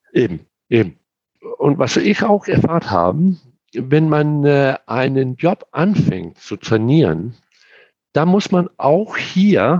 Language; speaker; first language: German; non-native, fluent; Danish